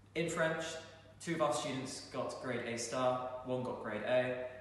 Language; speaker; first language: English; native; English